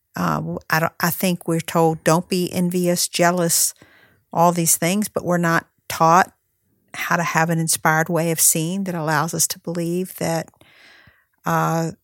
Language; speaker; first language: English; native; English